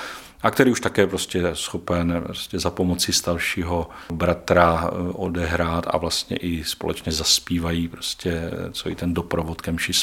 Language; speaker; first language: Czech; native; Czech